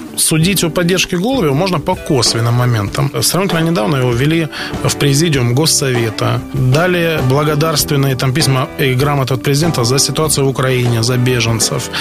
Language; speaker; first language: Russian; native; Russian